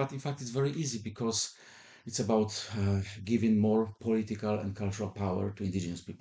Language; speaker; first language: English; non-native, fluent; Polish